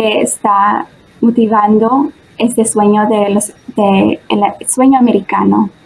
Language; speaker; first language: Spanish; early bilingual, heritage; Spanish